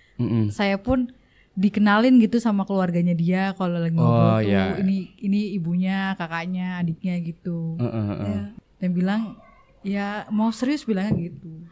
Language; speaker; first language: Indonesian; native; Indonesian